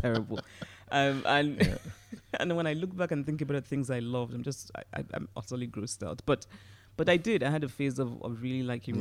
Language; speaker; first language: English; non-native, local second language; Igbo